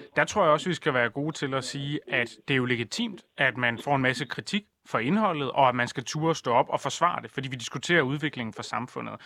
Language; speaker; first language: Danish; native; Danish